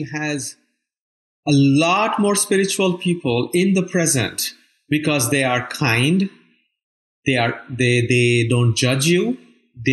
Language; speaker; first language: English; non-native, local second language; Bangla